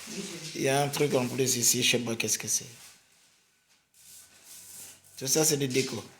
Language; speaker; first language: French; native; French